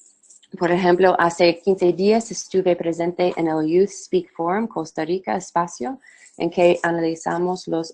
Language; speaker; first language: Spanish; non-native, fluent; English